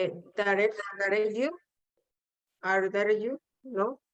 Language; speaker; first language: English; non-native, learner; Spanish